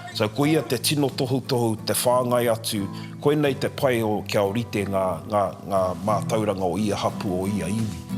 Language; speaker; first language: Māori; non-native, local second language; English